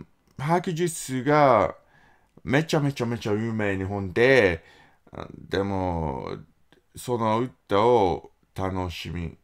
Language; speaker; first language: Japanese; non-native, learner; English